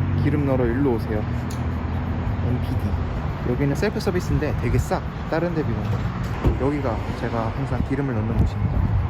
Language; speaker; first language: Korean; native; Korean